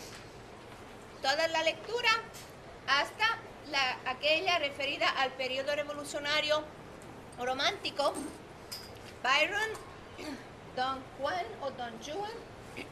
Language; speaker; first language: Spanish; non-native, fluent; Italian